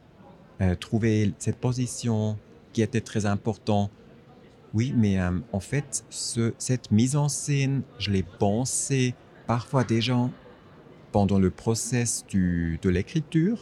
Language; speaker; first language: French; non-native, fluent; German